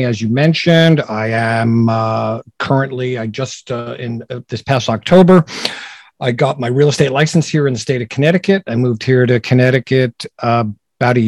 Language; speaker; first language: English; native; English